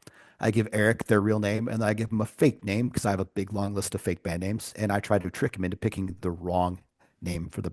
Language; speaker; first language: English; native; English